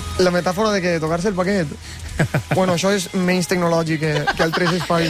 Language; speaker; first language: Catalan; native; Catalan